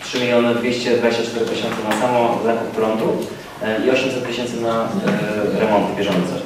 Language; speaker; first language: Polish; native; Polish